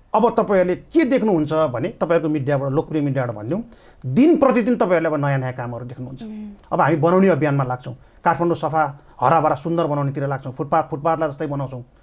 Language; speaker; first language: Nepali; native; Nepali